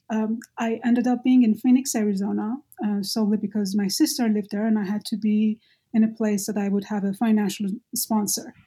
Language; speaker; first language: English; non-native, fluent; Persian